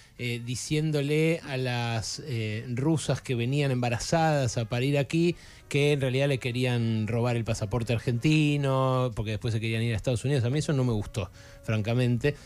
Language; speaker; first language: Spanish; native; Spanish